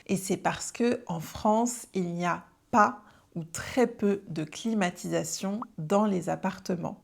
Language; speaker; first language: French; native; French